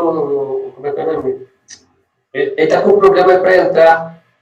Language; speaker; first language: Portuguese; native; Portuguese